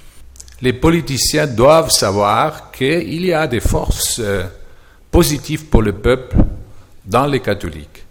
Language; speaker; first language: French; non-native, fluent; German